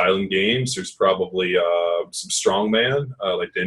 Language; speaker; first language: English; native; English